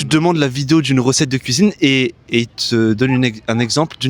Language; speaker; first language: French; native; French